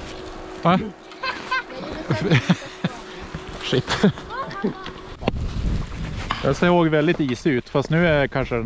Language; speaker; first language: Swedish; native; Swedish